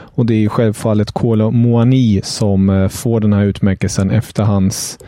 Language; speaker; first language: Swedish; non-native, fluent; German